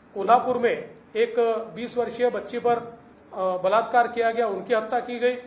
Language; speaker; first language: Hindi; non-native, local second language; Marathi